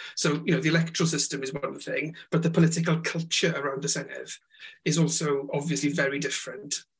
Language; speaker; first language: English; non-native, local second language; Welsh